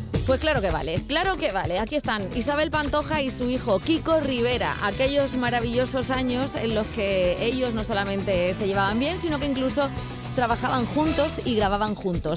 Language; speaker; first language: Spanish; native; Spanish